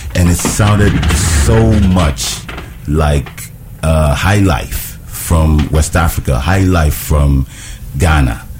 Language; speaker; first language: English; non-native, local second language; Ewe